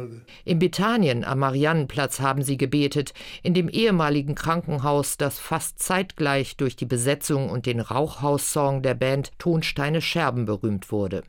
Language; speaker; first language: German; native; German